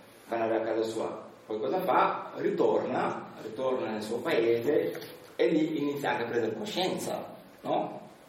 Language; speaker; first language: Italian; non-native, fluent; Wolof